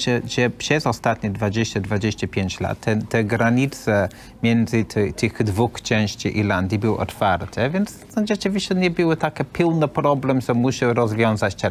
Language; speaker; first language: Polish; non-native, learner; English